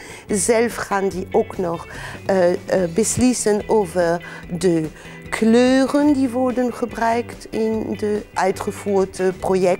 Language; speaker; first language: Dutch; non-native, fluent; French